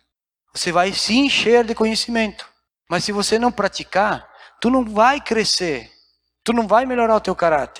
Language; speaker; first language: Portuguese; native; Portuguese